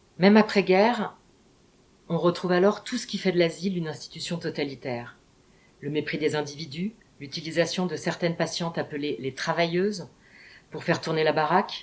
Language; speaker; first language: French; native; French